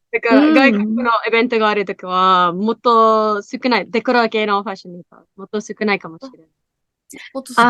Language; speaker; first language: Japanese; non-native, learner; English